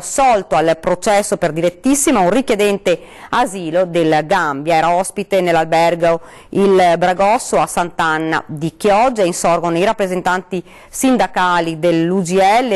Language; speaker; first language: Italian; native; Italian